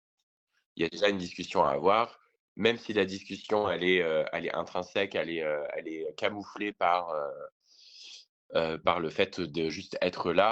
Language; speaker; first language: French; native; French